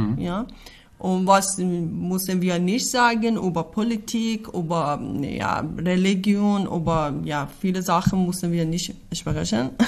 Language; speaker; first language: German; non-native, learner; Persian